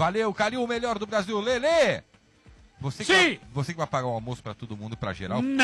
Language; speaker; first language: Portuguese; native; Portuguese